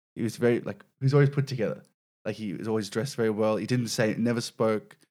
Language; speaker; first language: English; native; English